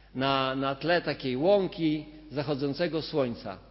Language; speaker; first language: Polish; native; Polish